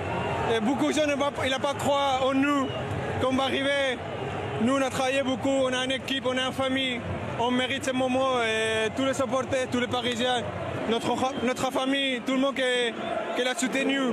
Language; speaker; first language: French; non-native, fluent; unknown